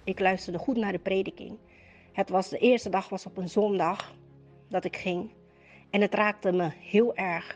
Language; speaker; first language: Dutch; native; Dutch